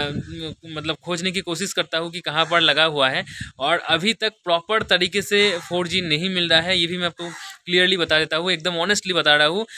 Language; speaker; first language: Hindi; non-native, local second language; Bangla